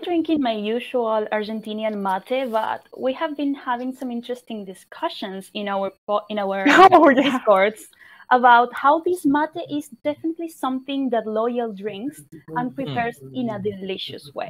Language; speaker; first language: English; non-native, fluent; Spanish